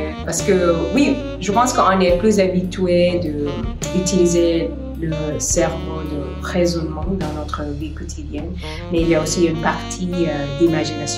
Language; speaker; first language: French; non-native, fluent; Filipino